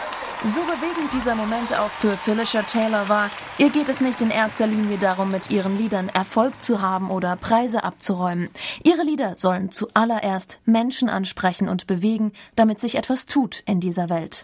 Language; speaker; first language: German; native; German